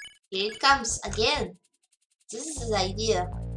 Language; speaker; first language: English; non-native, fluent; Portuguese